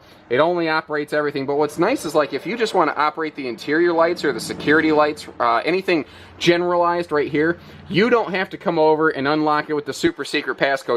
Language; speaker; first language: English; native; English